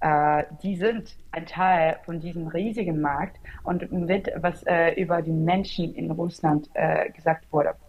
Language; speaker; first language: German; non-native, fluent; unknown